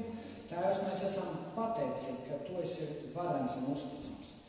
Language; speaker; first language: Latvian; native; Latvian